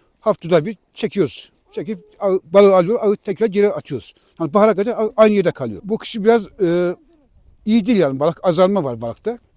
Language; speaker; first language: Turkish; native; Turkish